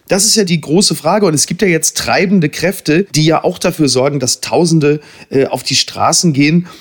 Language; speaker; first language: German; native; German